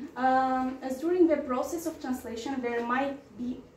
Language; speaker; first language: English; non-native, fluent; Romanian